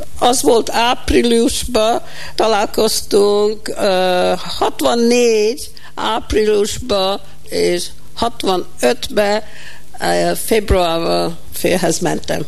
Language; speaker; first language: Hungarian; early bilingual, heritage; Hungarian